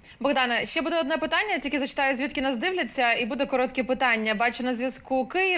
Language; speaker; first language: Ukrainian; native; Ukrainian